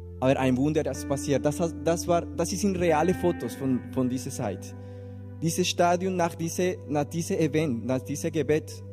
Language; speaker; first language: German; non-native, learner; Spanish